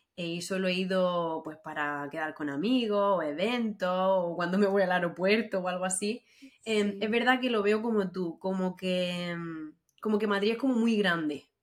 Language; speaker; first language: Spanish; native; Spanish